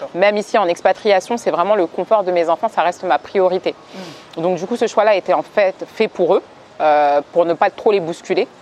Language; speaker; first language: French; native; French